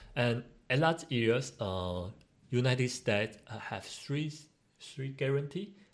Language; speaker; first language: English; non-native, learner; Chinese